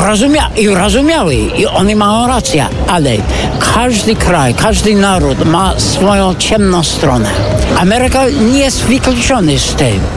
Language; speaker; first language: Polish; non-native, fluent; English